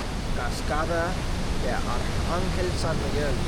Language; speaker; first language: Spanish; non-native, learner; English